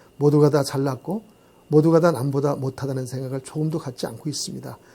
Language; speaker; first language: Korean; native; Korean